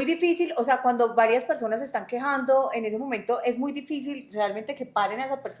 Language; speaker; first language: Spanish; native; Spanish